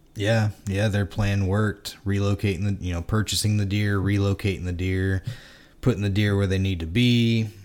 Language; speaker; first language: English; native; English